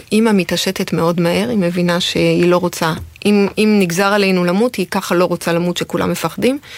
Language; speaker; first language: Hebrew; early bilingual, heritage; French